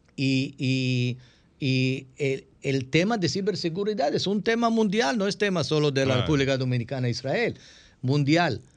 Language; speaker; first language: Spanish; non-native, fluent; Hebrew